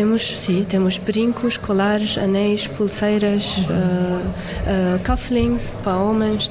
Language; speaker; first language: Portuguese; non-native, fluent; Arabic